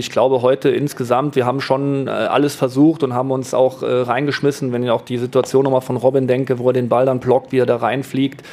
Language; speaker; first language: German; native; German